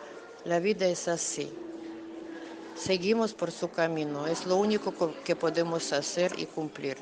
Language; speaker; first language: Spanish; non-native, fluent; Russian